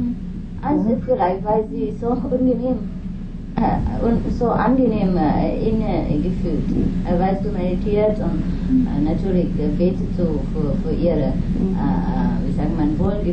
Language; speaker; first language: German; non-native, learner; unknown